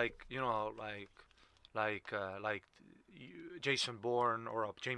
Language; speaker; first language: English; non-native, fluent; Estonian